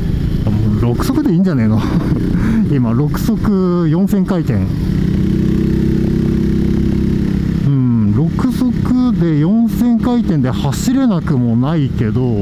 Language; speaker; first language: Japanese; native; Japanese